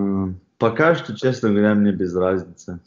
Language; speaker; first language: Russian; non-native, fluent; Chechen